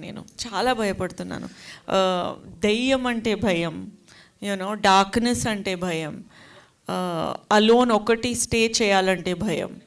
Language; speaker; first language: Telugu; non-native, learner; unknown